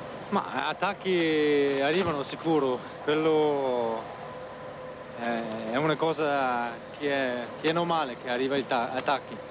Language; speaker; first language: Italian; non-native, fluent; Danish